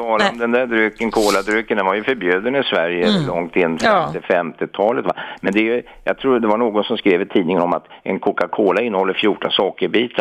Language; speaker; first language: Swedish; native; Swedish